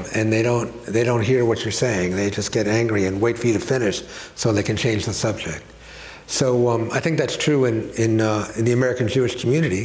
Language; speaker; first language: English; native; English